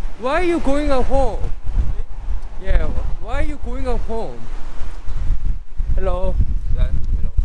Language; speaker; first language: English; non-native, learner; Korean